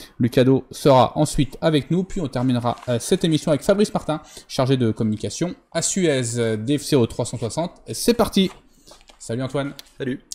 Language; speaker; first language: French; native; French